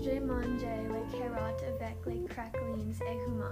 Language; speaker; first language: French; non-native, learner; English